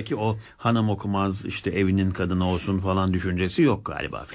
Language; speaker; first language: Turkish; native; Turkish